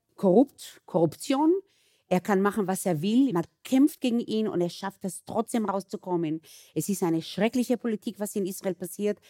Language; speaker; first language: German; early bilingual, other home language; Hebrew